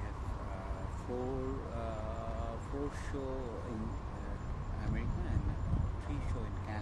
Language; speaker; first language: English; non-native, learner; Bangla